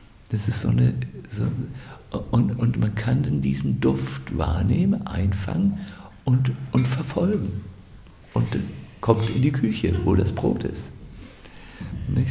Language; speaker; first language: German; native; German